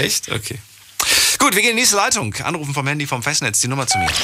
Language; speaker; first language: German; native; German